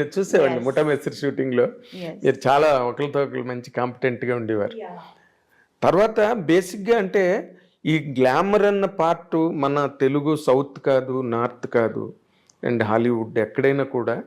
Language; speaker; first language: Telugu; native; Telugu